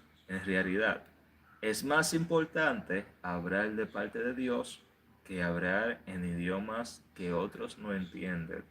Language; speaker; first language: Spanish; native; Spanish